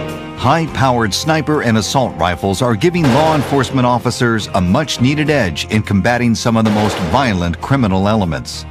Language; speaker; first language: English; native; English